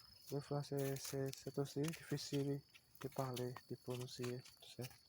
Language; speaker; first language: French; non-native, learner; Portuguese